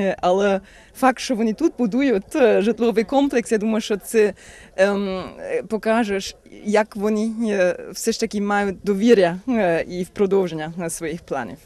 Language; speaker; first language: Ukrainian; non-native, fluent; German